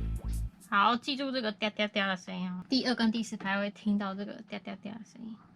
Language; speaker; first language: Chinese; native; Chinese